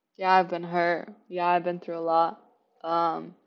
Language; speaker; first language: English; native; English